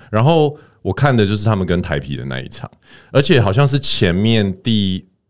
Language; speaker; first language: Chinese; native; Chinese